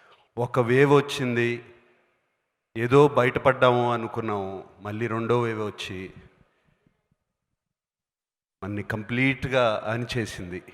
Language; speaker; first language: Telugu; native; Telugu